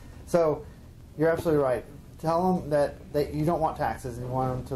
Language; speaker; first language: English; native; English